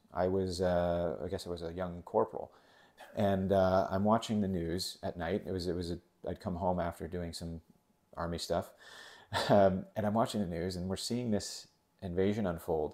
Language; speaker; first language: English; native; English